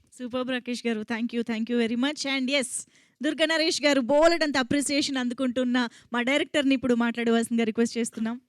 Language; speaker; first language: Telugu; native; Telugu